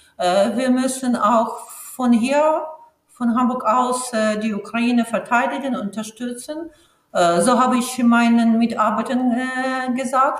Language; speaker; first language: German; non-native, fluent; Ukrainian